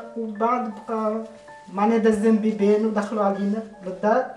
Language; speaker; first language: Arabic; native; Arabic